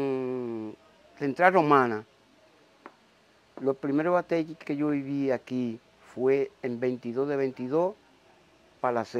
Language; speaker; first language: Spanish; native; Spanish